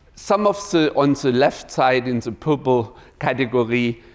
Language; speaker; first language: English; non-native, fluent; German